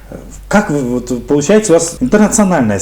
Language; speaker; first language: Russian; native; Russian